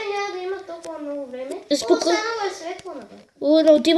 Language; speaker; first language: Bulgarian; native; Bulgarian